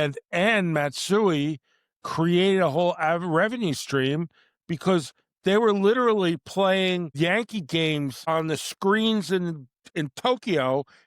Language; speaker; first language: English; native; English